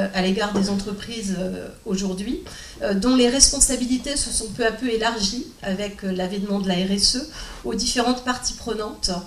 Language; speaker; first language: French; non-native, fluent; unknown